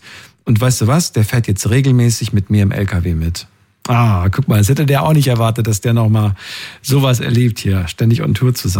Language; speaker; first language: German; native; German